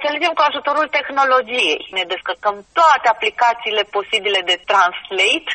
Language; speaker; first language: Romanian; native; Romanian